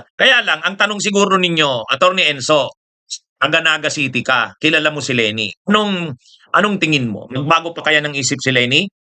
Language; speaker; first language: Filipino; non-native, local second language; Bikol